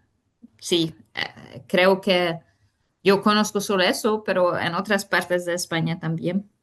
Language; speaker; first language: Spanish; non-native, fluent; Hungarian